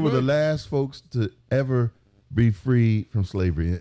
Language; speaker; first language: English; native; English